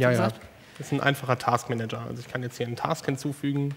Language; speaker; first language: German; native; German